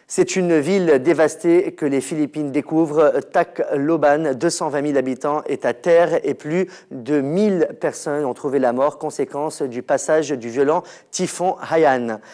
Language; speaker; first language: French; non-native, local second language; Arabic